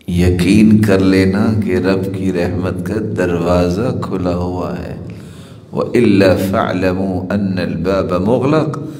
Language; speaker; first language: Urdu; non-native, local second language; Punjabi